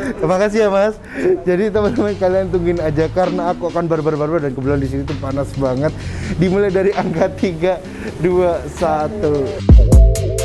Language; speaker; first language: Indonesian; native; Indonesian